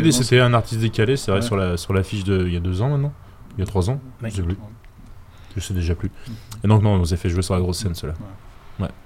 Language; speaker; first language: French; native; French